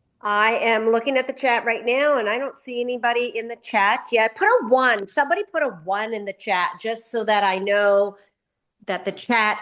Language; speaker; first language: English; native; English